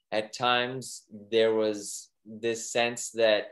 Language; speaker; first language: English; native; English